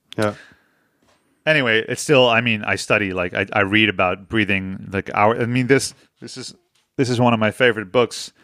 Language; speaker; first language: English; non-native, fluent; Dutch